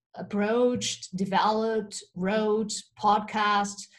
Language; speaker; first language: English; non-native, fluent; Portuguese